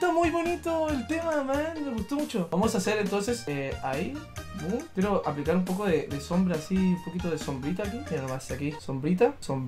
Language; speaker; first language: Spanish; native; Spanish